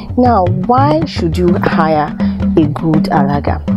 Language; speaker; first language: English; non-native, local second language; Yoruba